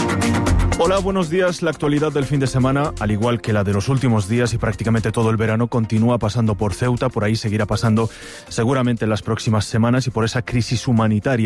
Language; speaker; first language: Spanish; native; Spanish